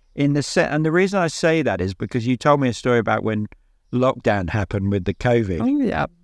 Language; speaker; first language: English; native; English